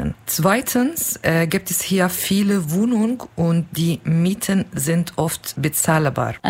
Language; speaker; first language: German; non-native, fluent; Kurdish